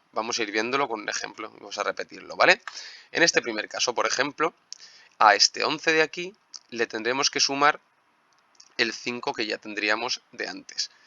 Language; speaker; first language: Spanish; native; Spanish